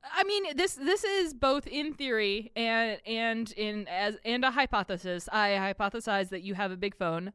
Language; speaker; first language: English; early bilingual, other home language; Polish